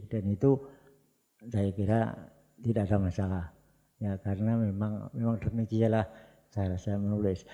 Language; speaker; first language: Indonesian; non-native, local second language; Javanese